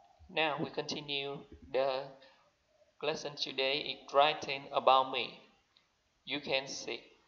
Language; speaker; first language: English; non-native, learner; Vietnamese